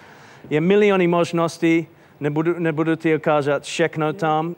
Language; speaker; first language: Czech; non-native, fluent; English